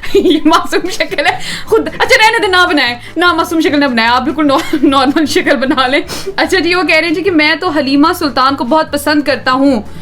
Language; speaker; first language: Urdu; native; Urdu